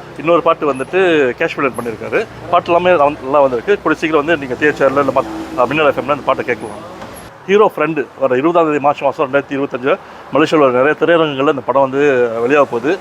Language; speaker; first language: Tamil; native; Tamil